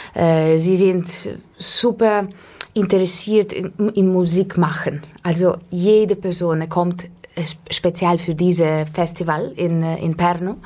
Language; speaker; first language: German; non-native, fluent; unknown